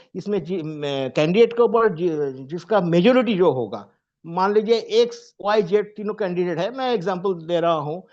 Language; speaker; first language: Hindi; non-native, local second language; Bangla